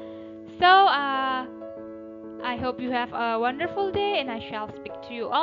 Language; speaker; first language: English; non-native, fluent; Indonesian